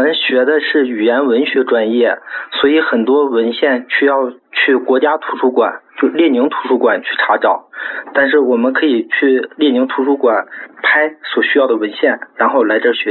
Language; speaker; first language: Chinese; native; Chinese